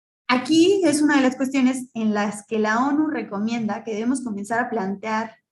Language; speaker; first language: Spanish; native; Spanish